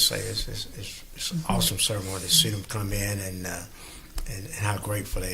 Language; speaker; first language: English; native; English